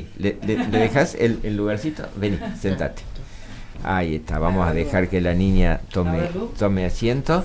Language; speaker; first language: Spanish; native; Spanish